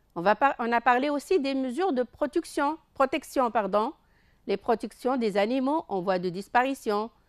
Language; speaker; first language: French; non-native, local second language; Arabic